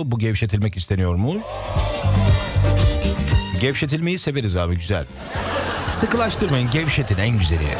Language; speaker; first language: Turkish; native; Turkish